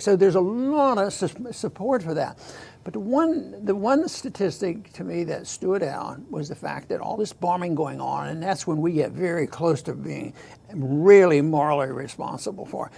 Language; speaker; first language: English; native; English